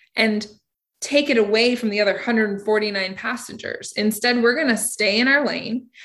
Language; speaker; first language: English; native; English